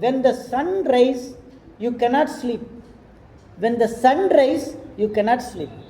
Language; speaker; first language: English; non-native, local second language; Tamil